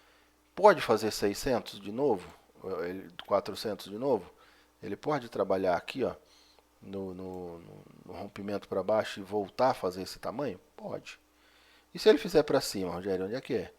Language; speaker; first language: Portuguese; native; Portuguese